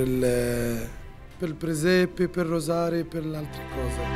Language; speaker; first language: Italian; non-native, learner; Arabic